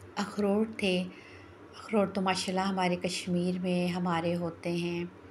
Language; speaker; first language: Urdu; non-native, local second language; Pahari-Potwari